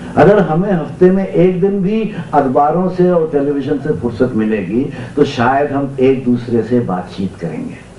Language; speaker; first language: Hindi; native; Hindi